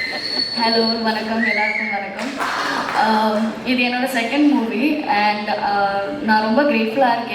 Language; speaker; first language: Tamil; non-native, learner; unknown